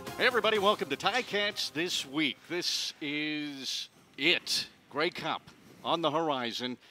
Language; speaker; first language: English; native; English